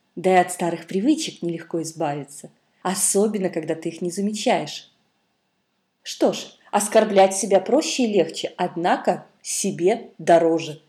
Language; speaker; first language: Russian; native; Russian